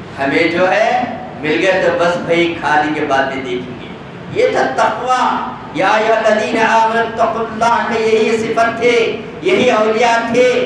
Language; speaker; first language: Urdu; native; Urdu